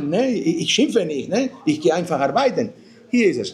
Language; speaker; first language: German; non-native, fluent; Spanish